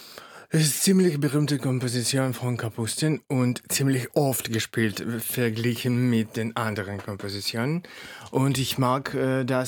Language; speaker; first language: German; non-native, fluent; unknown